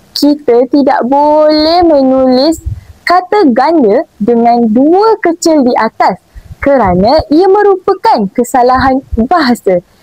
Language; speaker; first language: Malay; native; Malay